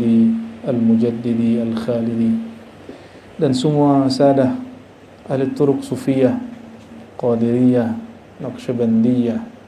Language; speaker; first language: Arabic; non-native, fluent; Indonesian